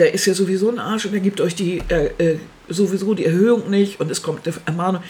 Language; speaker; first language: German; native; German